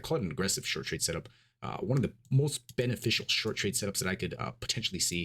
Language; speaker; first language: English; native; English